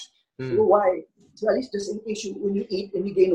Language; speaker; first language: English; non-native, local second language; Filipino